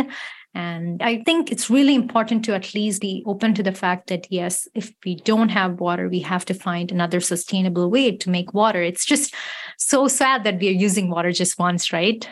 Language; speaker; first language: English; non-native, local second language; Tamil